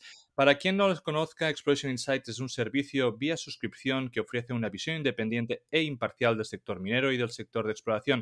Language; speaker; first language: Spanish; native; Spanish